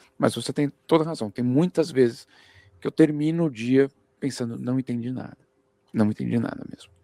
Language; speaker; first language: Portuguese; early bilingual, other home language; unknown